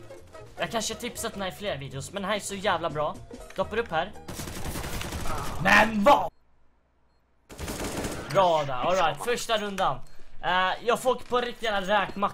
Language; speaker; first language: Swedish; native; Swedish